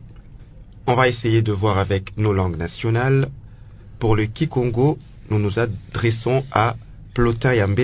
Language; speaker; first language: French; non-native, local second language; Lingala